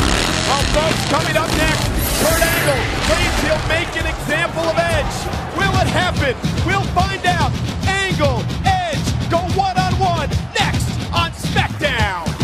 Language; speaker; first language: English; native; English